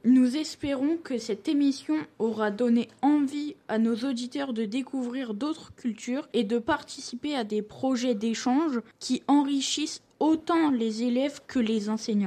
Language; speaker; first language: French; native; French